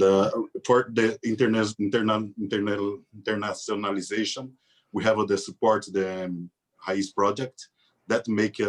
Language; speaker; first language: English; non-native, learner; Portuguese